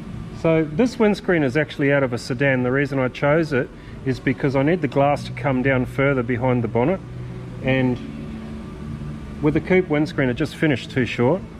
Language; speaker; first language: English; native; English